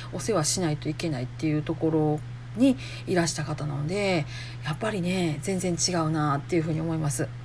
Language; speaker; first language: Japanese; native; Japanese